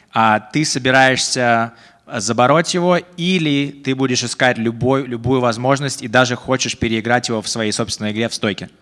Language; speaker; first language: Russian; native; Russian